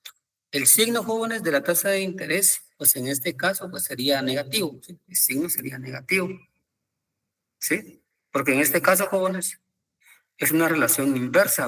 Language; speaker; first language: Spanish; native; Spanish